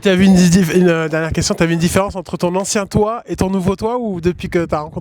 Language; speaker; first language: French; native; French